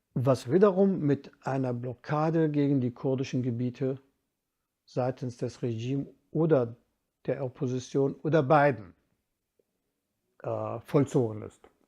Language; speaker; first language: German; non-native, fluent; Kurdish